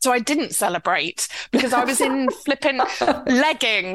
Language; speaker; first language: English; native; English